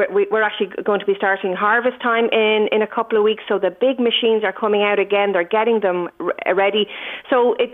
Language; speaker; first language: English; native; English